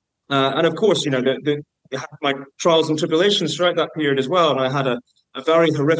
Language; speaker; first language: English; native; English